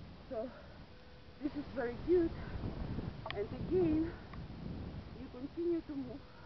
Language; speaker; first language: English; non-native, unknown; Russian